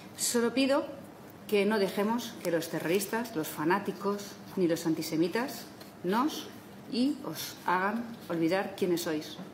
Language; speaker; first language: Spanish; native; Spanish